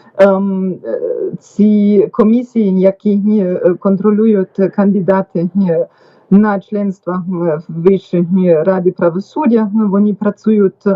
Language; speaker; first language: Ukrainian; non-native, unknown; German